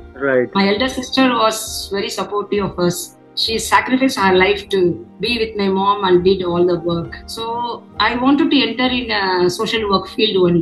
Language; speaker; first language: English; non-native, local second language; Tamil